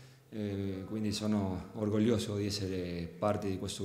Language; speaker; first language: Italian; non-native, fluent; Spanish